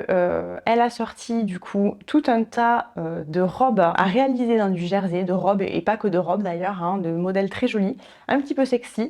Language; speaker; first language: French; native; French